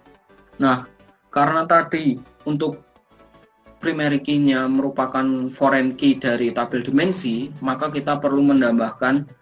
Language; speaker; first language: Indonesian; native; Indonesian